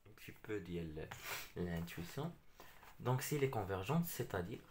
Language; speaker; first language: French; non-native, local second language; Arabic